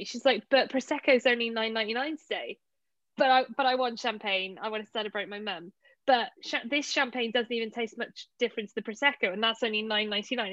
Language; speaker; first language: English; native; English